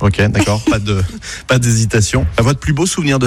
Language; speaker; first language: French; native; French